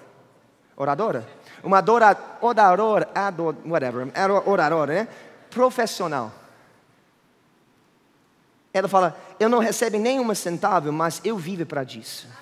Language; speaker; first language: Portuguese; non-native, fluent; English